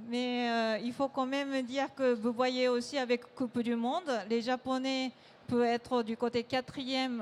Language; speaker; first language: French; non-native, fluent; Japanese